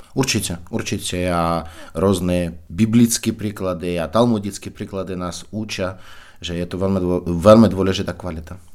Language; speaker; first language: Slovak; non-native, fluent; Russian